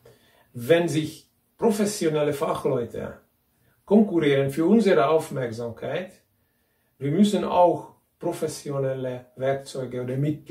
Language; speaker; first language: German; non-native, fluent; Hungarian